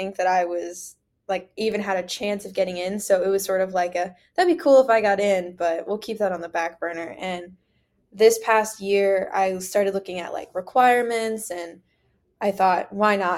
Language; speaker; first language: English; native; English